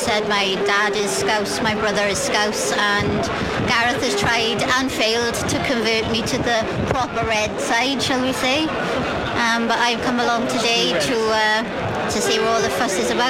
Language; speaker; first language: English; native; English